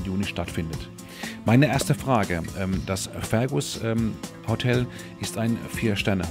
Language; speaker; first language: German; native; German